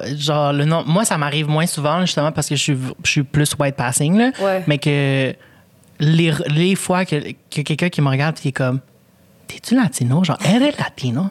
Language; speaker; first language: French; early bilingual, other home language; Spanish